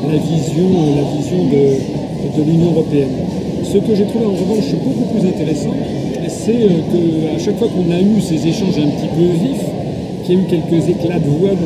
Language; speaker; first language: French; native; French